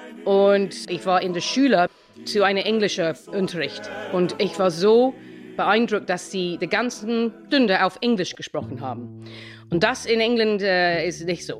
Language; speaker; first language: German; non-native, fluent; English